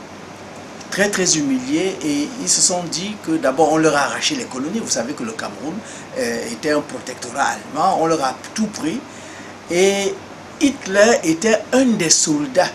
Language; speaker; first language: French; non-native, local second language; Duala